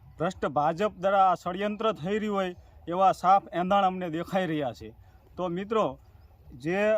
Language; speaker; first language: Gujarati; native; Gujarati